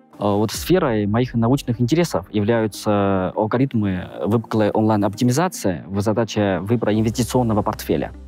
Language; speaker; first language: Russian; non-native, fluent; Chinese